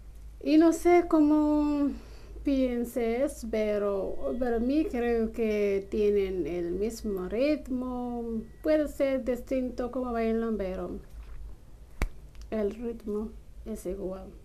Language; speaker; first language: Spanish; non-native, learner; Somali